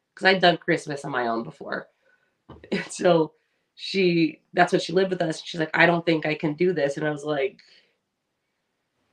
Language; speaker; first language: English; native; English